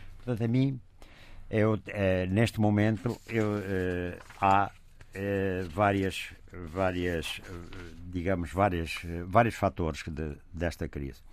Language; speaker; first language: Portuguese; native; Portuguese